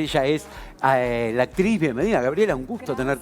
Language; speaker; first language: Spanish; native; Spanish